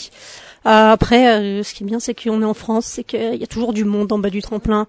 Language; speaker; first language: French; native; French